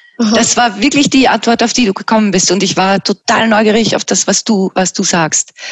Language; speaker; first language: German; native; German